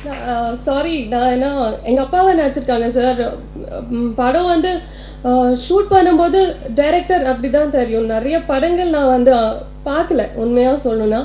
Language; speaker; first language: Tamil; non-native, local second language; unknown